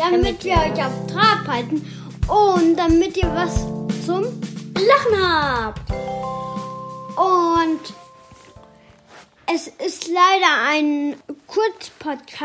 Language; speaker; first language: German; native; German